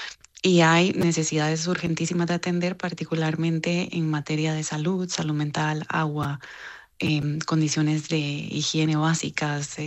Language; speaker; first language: Spanish; native; Spanish